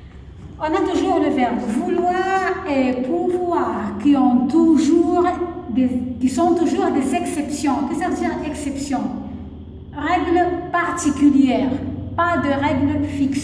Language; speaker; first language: French; non-native, fluent; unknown